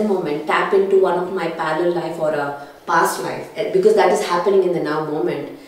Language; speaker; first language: English; non-native, local second language; Telugu